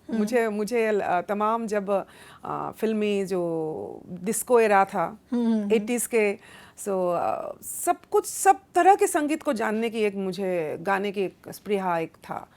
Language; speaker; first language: Hindi; non-native, local second language; Assamese